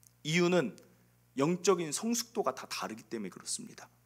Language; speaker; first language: Korean; native; Korean